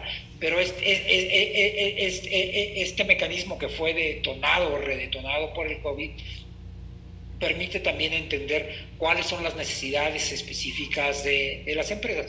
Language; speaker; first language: Spanish; native; Spanish